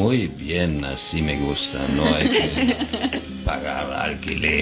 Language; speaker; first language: Spanish; non-native, fluent; German